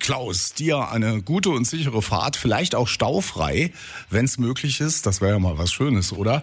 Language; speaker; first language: German; native; German